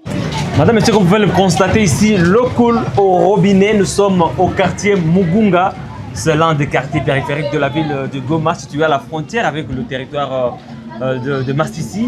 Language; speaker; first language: French; non-native, local second language; Swahili